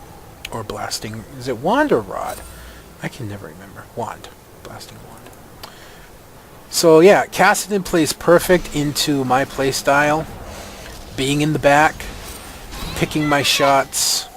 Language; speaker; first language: English; native; English